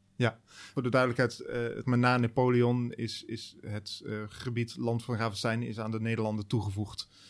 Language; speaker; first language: Dutch; native; Dutch